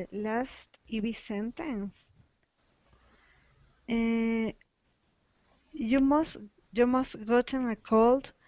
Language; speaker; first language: English; non-native, learner; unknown